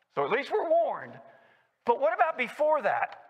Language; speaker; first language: English; native; English